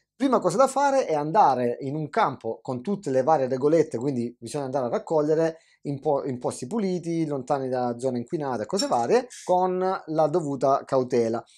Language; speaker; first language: Italian; native; Italian